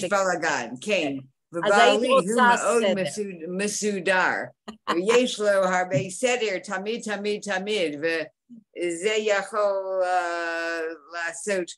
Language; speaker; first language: Hebrew; non-native, learner; English